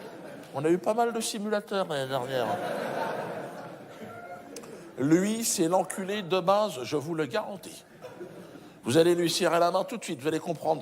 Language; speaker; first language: French; native; French